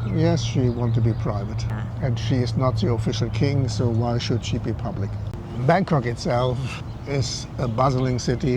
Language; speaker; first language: English; non-native, fluent; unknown